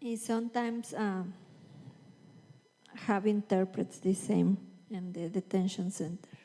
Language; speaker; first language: English; non-native, learner; Spanish